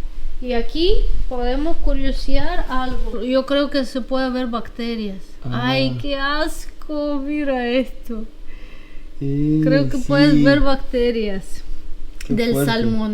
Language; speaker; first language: Spanish; non-native, fluent; Russian